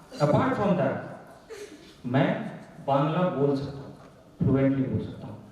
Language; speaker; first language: Hindi; non-native, local second language; Maithili